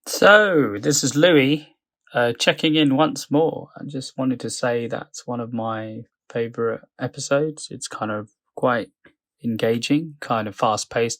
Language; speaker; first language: English; native; English